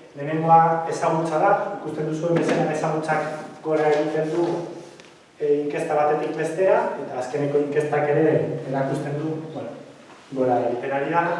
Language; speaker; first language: Basque; native; Basque